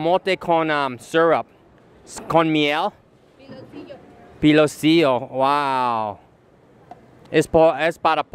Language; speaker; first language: Spanish; non-native, learner; English